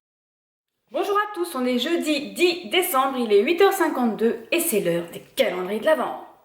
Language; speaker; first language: French; native; French